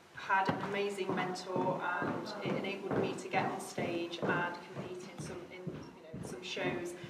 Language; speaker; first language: English; native; English